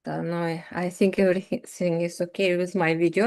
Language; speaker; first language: English; non-native, fluent; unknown